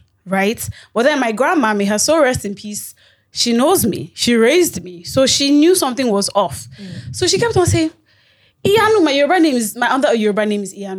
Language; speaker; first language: English; non-native, local second language; Yoruba